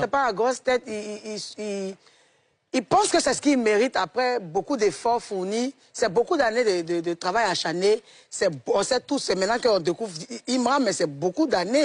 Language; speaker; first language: French; native; French